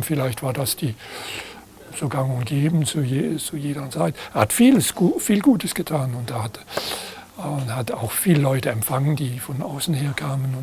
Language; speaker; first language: German; non-native, fluent; French